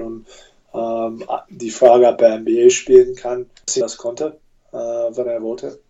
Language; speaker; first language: German; non-native, fluent; English